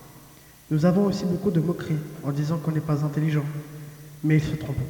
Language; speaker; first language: French; native; French